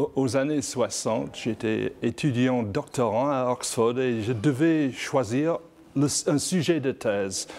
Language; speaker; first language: French; non-native, fluent; English